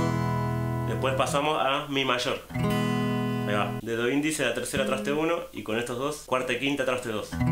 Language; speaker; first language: Spanish; native; Spanish